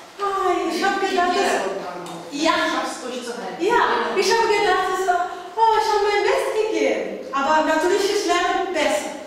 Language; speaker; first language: German; non-native, learner; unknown